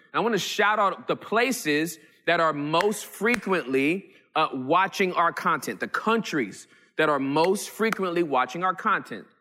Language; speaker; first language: English; early bilingual, other home language; Yoruba